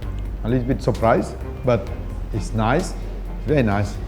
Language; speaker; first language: English; non-native, fluent; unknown